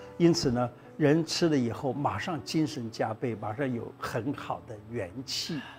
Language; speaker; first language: Chinese; native; Chinese